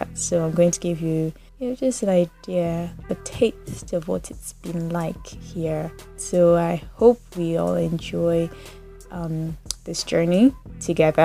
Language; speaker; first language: English; non-native, local second language; Yoruba